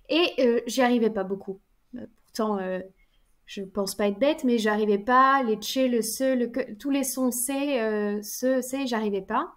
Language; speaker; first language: French; native; French